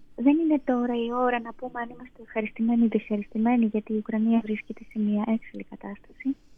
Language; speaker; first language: Greek; non-native, fluent; Russian